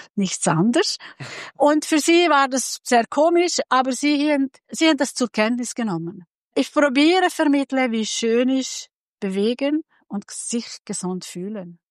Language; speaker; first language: German; non-native, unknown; Hungarian